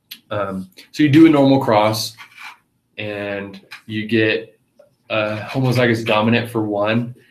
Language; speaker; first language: English; native; English